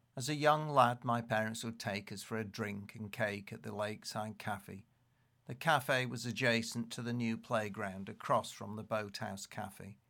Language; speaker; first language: English; native; English